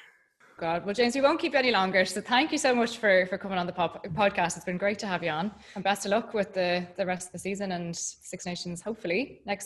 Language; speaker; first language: English; native; English